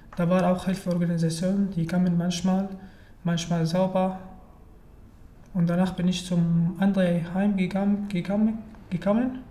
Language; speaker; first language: German; non-native, learner; Arabic